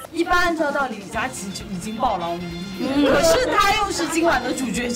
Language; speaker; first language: Chinese; native; Chinese